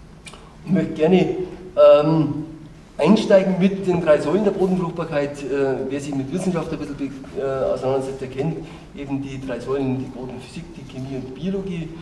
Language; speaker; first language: German; native; German